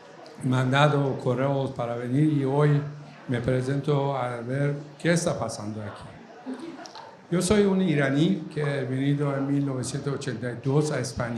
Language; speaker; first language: Spanish; non-native, fluent; Persian